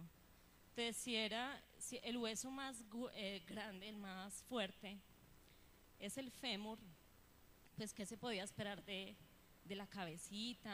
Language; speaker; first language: Spanish; native; Spanish